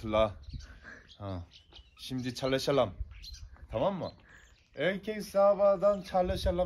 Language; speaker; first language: Turkish; non-native, learner; Korean